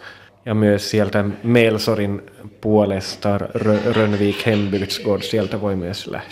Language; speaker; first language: Finnish; non-native, local second language; Swedish